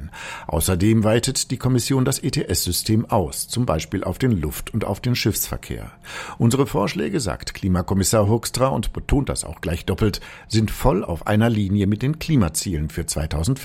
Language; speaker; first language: German; native; German